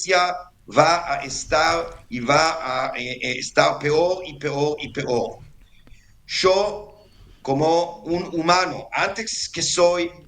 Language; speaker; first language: Spanish; non-native, fluent; Hebrew